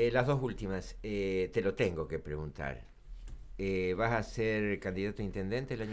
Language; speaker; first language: Spanish; native; Spanish